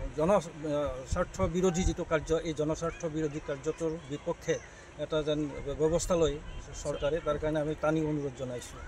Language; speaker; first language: Assamese; native; Assamese